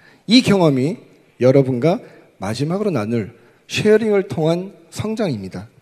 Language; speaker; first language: Korean; native; Korean